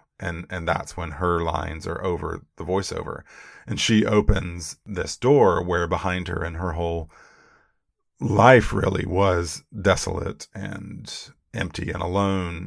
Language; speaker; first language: English; native; English